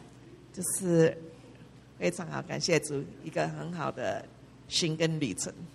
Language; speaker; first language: Chinese; early bilingual, heritage; English